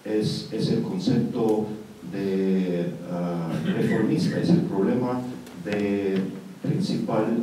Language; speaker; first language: Spanish; non-native, fluent; Russian